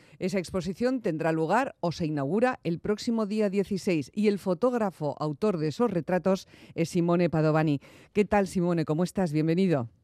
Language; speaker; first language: Spanish; native; Spanish